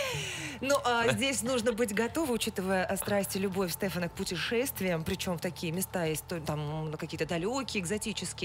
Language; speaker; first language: Russian; native; Russian